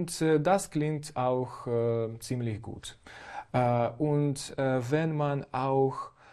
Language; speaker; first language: German; non-native, fluent; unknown